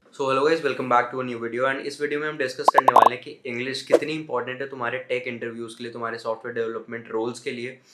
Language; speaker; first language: Hindi; native; Hindi